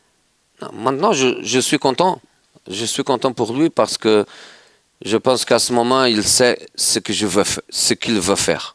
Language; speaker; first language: French; non-native, fluent; Portuguese